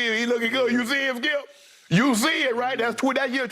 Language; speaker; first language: English; native; English